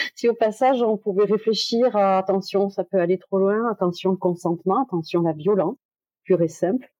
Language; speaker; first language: French; native; French